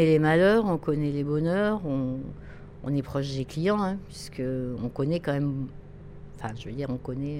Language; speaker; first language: French; native; French